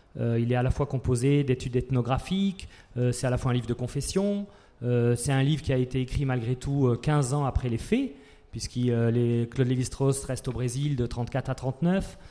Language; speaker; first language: French; native; French